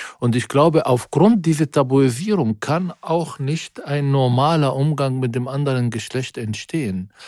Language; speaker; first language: German; non-native, fluent; Arabic